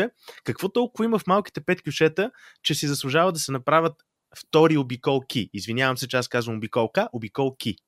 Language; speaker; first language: Bulgarian; native; Bulgarian